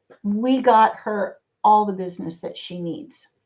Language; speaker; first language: English; native; English